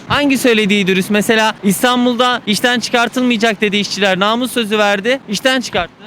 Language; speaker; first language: Turkish; native; Turkish